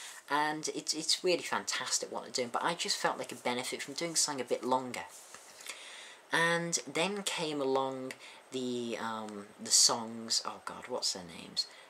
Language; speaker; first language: English; native; English